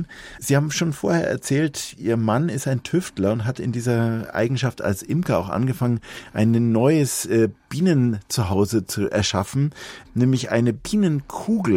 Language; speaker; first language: German; native; German